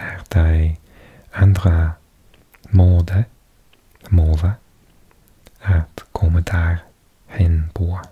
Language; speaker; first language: Danish; non-native, learner; English